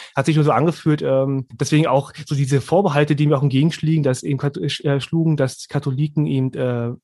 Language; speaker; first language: German; native; German